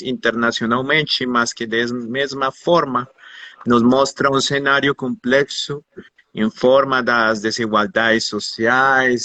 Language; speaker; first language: Portuguese; non-native, fluent; Spanish